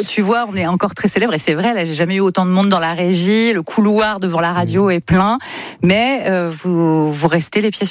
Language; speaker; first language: French; native; French